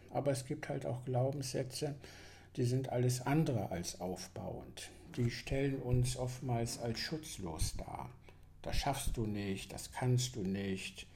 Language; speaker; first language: German; native; German